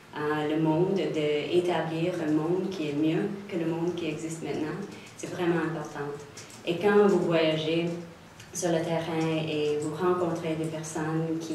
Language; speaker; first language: French; non-native, local second language; English